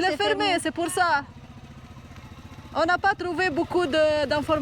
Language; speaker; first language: French; non-native, local second language; Arabic